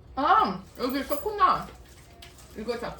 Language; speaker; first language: Korean; non-native, fluent; Russian